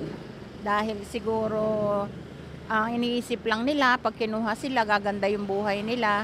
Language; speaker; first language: Filipino; native; Filipino